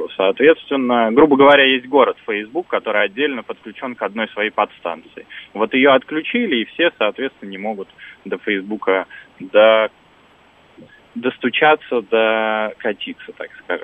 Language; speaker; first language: Russian; native; Russian